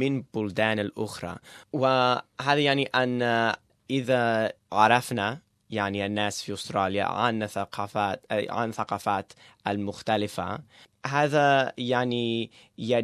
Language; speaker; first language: Arabic; non-native, learner; English